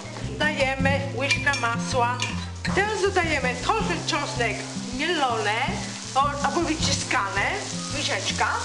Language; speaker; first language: Polish; non-native, learner; Italian